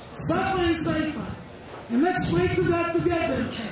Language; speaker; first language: English; non-native, fluent; Hebrew